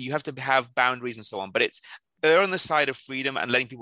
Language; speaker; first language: English; native; English